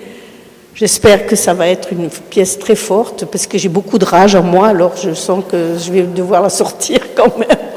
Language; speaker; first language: French; early bilingual, other home language; Spanish